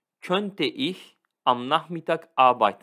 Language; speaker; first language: German; non-native, fluent; Turkish